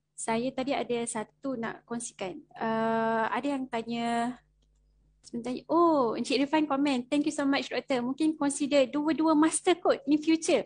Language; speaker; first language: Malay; native; Malay